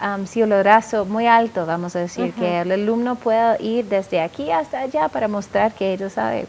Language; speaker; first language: Spanish; non-native, fluent; English